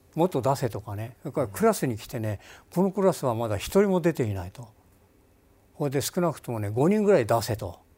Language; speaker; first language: Japanese; native; Japanese